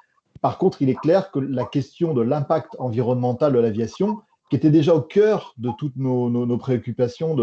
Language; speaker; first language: French; native; French